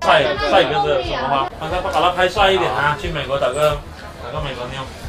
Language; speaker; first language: Chinese; native; Chinese